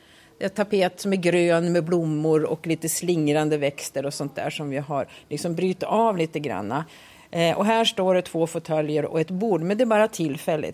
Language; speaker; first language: Swedish; native; Swedish